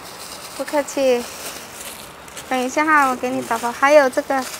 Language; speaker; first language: Chinese; non-native, fluent; Indonesian